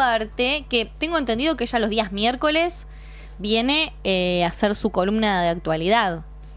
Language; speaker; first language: Spanish; native; Spanish